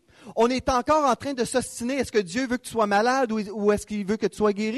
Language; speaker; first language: French; native; French